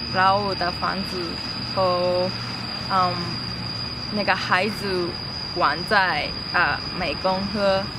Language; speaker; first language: Chinese; non-native, learner; Japanese